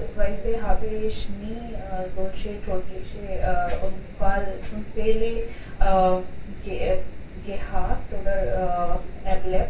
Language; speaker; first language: German; non-native, learner; Hindi